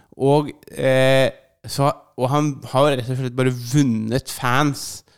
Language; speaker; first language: Norwegian; native; Norwegian